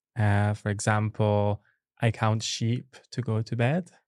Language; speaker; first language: English; non-native, fluent; Italian